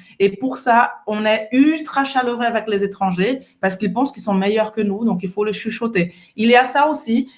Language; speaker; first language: French; non-native, fluent; Portuguese